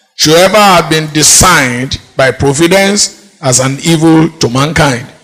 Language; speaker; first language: English; non-native, local second language; Yoruba